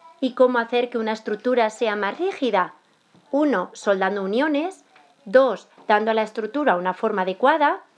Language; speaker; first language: Spanish; native; Spanish